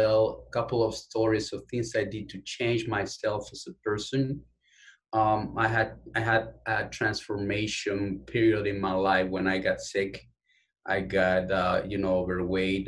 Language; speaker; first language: English; non-native, fluent; Spanish